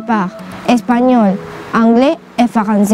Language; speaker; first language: French; non-native, learner; Spanish